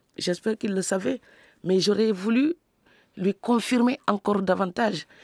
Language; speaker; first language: French; non-native, local second language; Serer